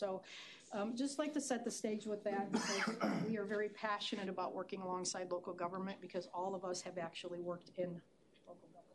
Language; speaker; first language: English; native; English